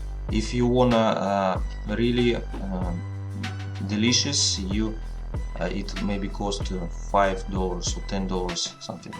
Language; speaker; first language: English; non-native, learner; Russian